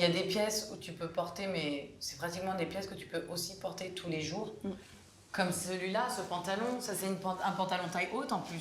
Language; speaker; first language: French; native; French